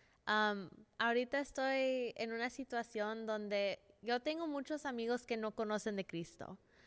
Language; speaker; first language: Spanish; early bilingual, heritage; Spanish